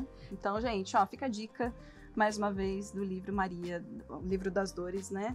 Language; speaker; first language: Portuguese; native; Portuguese